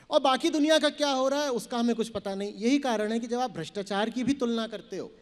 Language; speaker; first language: Hindi; native; Hindi